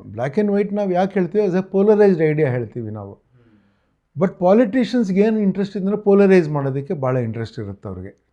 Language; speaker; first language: Kannada; native; Kannada